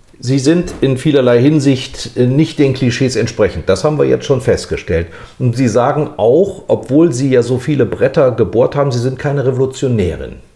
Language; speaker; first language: German; native; German